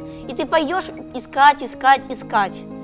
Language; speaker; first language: Russian; native; Russian